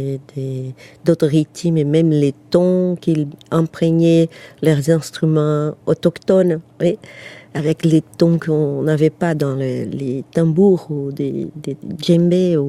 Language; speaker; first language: French; non-native, fluent; Portuguese